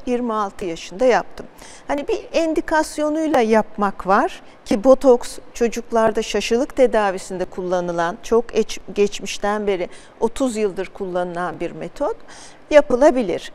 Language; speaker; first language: Turkish; native; Turkish